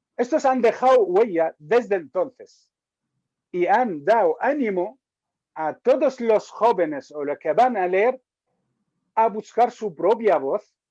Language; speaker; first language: Spanish; non-native, fluent; Arabic